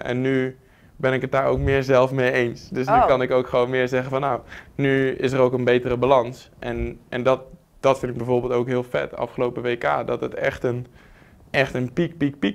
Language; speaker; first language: Dutch; native; Dutch